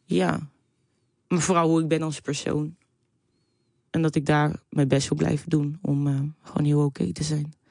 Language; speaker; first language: Dutch; native; Dutch